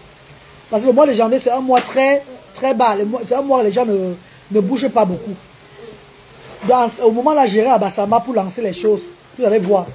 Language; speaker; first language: French; non-native, local second language; Lingala